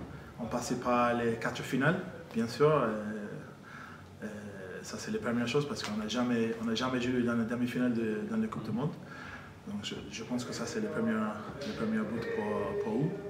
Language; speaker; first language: French; non-native, fluent; English